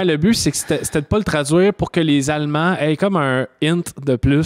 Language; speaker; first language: French; native; French